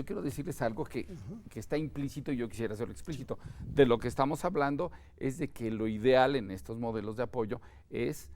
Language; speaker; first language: Spanish; native; Spanish